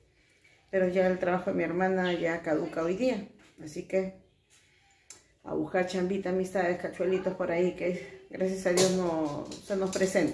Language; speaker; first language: Spanish; native; Spanish